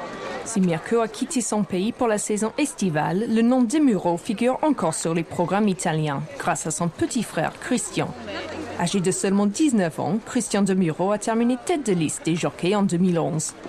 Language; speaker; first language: French; native; French